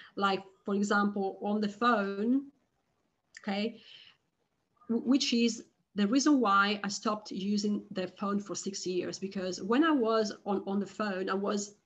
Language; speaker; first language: English; non-native, fluent; Italian